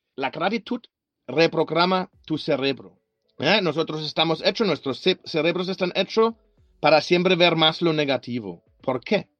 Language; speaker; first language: Spanish; non-native, fluent; German